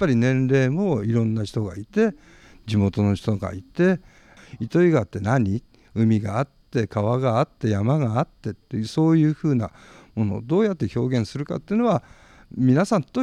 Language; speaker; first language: Japanese; native; Japanese